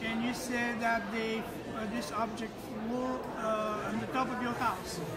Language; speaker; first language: English; non-native, learner; Bulgarian